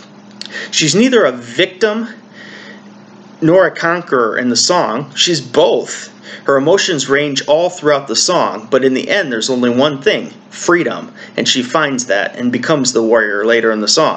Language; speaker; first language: English; native; English